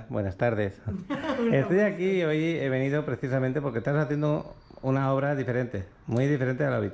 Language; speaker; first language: Spanish; native; Spanish